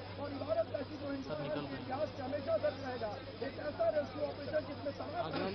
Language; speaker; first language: Hindi; native; Hindi